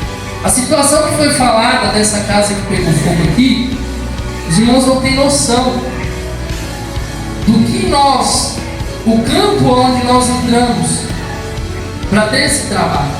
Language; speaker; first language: Portuguese; native; Portuguese